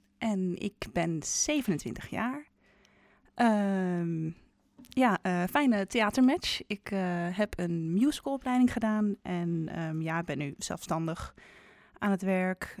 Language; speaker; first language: Dutch; native; Dutch